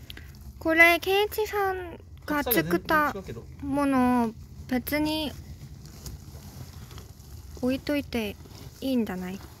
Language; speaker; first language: Japanese; non-native, fluent; Korean